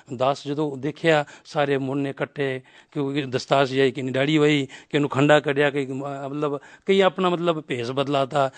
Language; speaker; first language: Punjabi; non-native, local second language; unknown